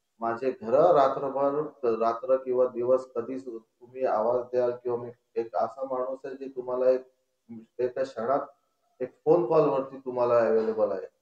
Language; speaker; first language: Marathi; non-native, local second language; Konkani